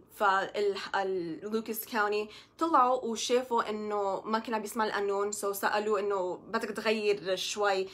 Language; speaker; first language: Arabic; early bilingual, other home language; English